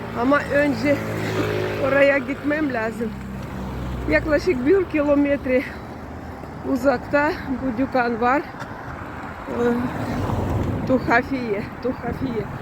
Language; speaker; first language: Turkish; non-native, learner; Russian